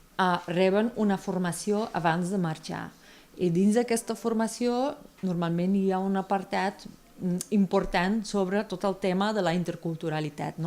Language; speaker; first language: Catalan; non-native, fluent; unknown